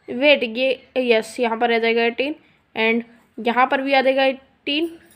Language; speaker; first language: Hindi; non-native, local second language; Punjabi